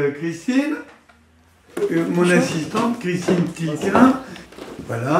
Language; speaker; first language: French; native; French